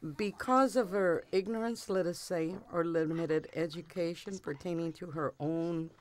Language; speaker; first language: English; early bilingual, other home language; Spanish